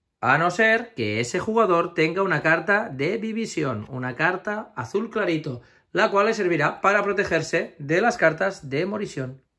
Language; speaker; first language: Spanish; native; Spanish